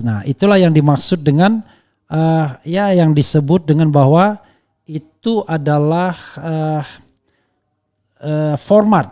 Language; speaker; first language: Indonesian; native; Indonesian